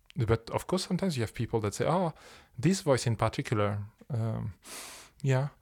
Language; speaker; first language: English; non-native, fluent; French